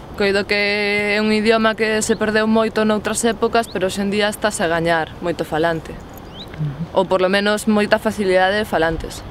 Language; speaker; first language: Galician; non-native, local second language; Spanish